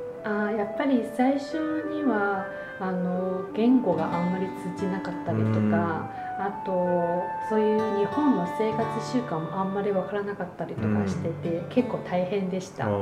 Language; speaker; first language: Japanese; non-native, fluent; Chinese